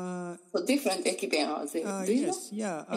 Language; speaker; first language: English; non-native, learner; Japanese